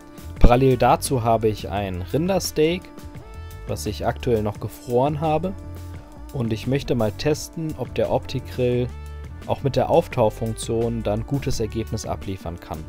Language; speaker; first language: German; native; German